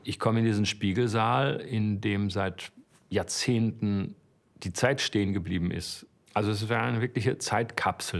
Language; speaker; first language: German; native; German